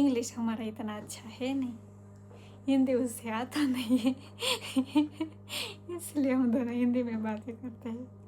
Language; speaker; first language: Hindi; non-native, local second language; Gujarati